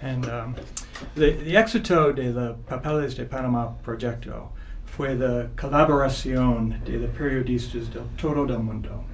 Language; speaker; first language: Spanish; non-native, learner; English